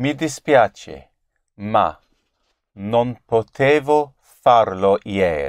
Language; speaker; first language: Italian; non-native, learner; English